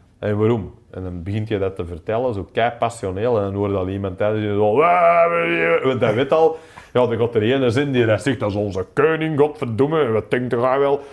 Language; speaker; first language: Dutch; non-native, local second language; English